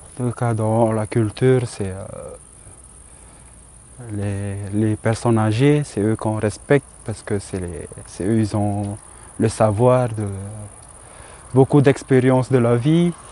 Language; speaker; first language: French; non-native, local second language; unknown